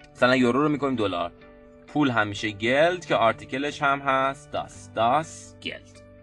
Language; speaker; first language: Persian; native; Persian